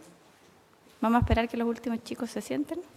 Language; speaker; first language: Spanish; native; Spanish